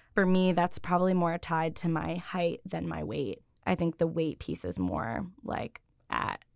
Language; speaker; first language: English; native; English